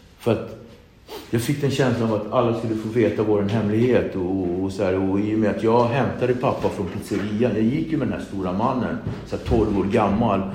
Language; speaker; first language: Swedish; early bilingual, other home language; Kabuverdianu